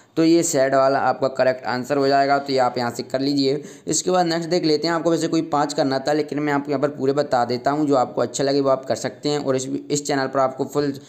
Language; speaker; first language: Hindi; native; Hindi